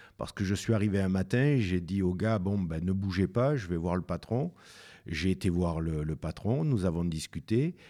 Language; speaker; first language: French; native; French